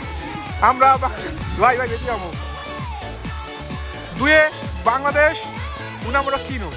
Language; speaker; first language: Italian; non-native, learner; Bangla